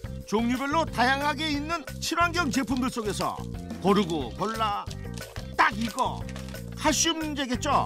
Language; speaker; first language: Korean; native; Korean